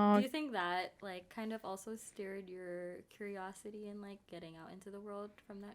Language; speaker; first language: English; native; English